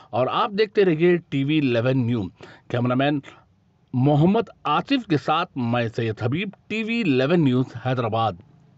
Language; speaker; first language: Hindi; non-native, local second language; Urdu